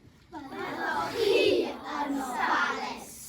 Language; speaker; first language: Welsh; non-native, local second language; English